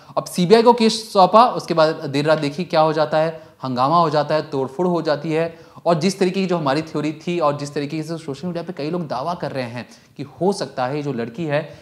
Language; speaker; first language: Hindi; native; Hindi